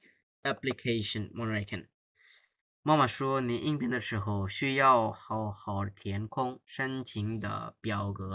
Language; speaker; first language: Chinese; non-native, fluent; Bangla